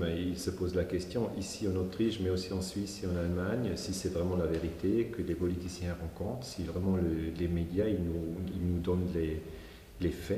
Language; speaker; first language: French; non-native, local second language; German